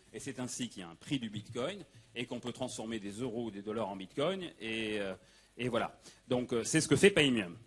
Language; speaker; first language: French; native; French